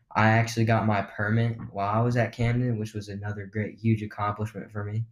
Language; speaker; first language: English; native; English